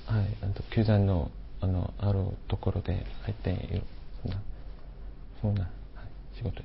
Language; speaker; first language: Japanese; non-native, fluent; Korean